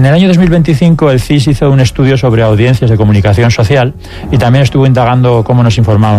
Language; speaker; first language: Spanish; native; Spanish